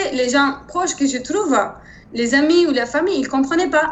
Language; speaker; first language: French; non-native, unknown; Turkish